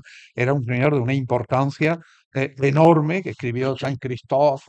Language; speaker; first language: Spanish; native; Spanish